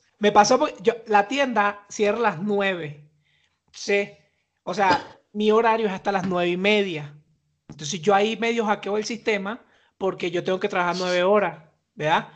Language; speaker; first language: Spanish; native; Spanish